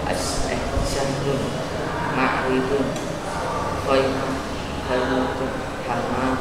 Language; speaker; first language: Arabic; non-native, learner; Indonesian